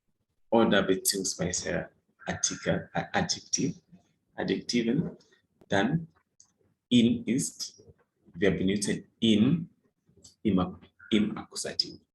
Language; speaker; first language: German; non-native, fluent; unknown